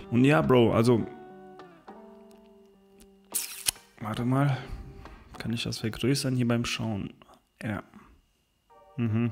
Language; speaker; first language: German; native; German